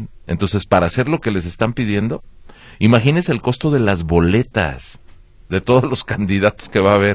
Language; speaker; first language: Spanish; native; Spanish